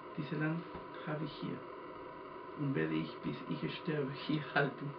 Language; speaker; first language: German; non-native, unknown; Spanish